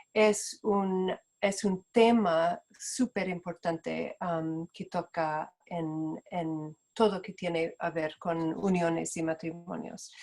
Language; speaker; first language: Spanish; non-native, fluent; Portuguese